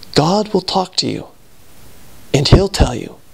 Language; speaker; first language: English; native; English